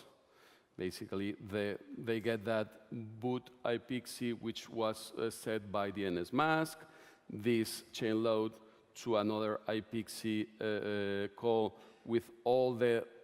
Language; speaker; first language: English; non-native, fluent; Spanish